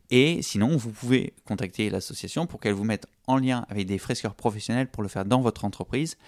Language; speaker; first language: French; native; French